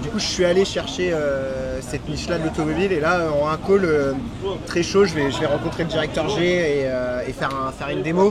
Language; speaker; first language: French; native; French